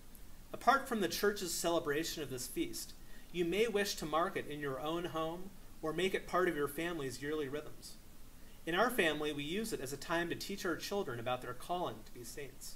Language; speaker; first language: English; native; English